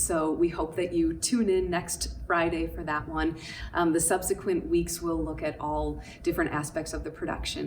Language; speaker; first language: English; native; English